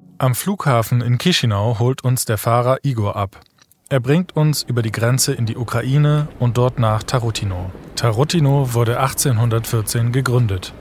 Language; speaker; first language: German; native; German